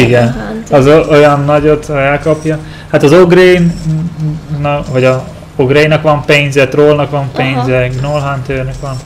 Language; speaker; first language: Hungarian; native; Hungarian